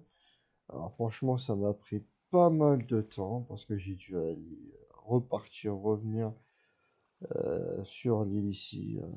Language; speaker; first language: French; native; French